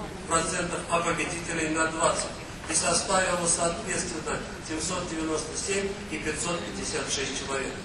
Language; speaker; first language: Russian; native; Russian